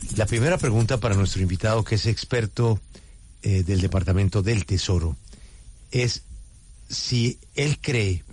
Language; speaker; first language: Spanish; native; Spanish